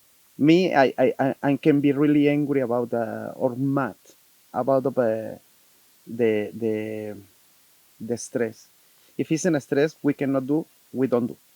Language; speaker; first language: English; non-native, learner; Spanish